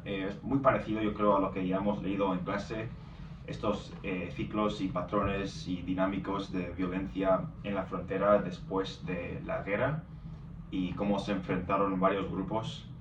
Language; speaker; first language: Spanish; non-native, fluent; English